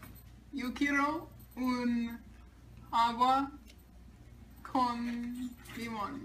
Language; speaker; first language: Spanish; non-native, learner; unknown